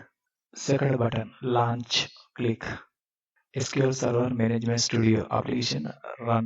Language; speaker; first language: English; non-native, learner; Telugu